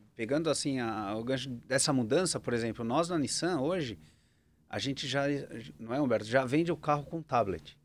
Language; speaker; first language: Portuguese; native; Portuguese